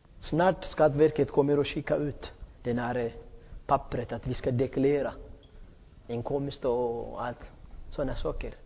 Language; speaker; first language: Swedish; non-native, fluent; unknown